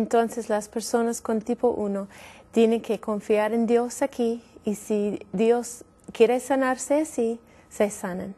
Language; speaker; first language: Spanish; non-native, fluent; English